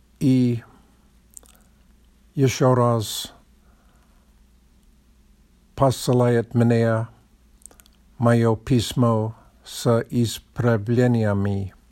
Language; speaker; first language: Russian; non-native, learner; English